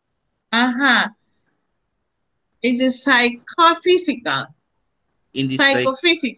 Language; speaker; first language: English; non-native, learner; Spanish